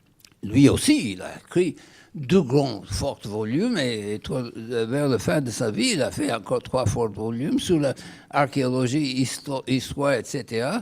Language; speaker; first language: French; non-native, fluent; English